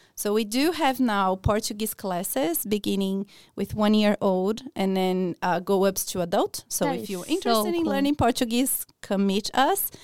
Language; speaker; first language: English; non-native, fluent; Portuguese